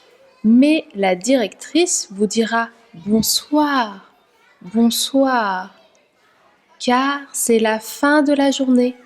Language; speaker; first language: French; native; French